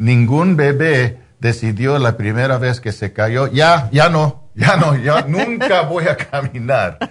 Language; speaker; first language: Spanish; non-native, fluent; English